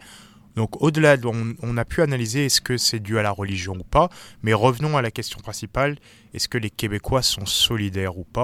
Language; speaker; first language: French; native; French